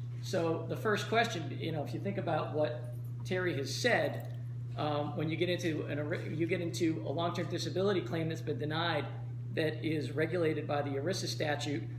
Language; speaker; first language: English; native; English